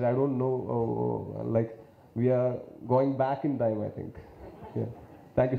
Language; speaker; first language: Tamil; non-native, learner; Malayalam